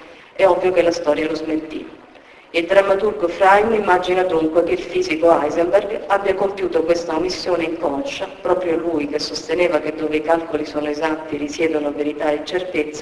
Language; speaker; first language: Italian; native; Italian